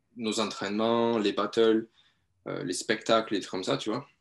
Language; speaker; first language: French; native; French